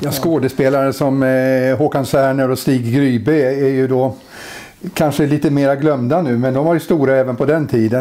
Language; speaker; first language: Swedish; native; Swedish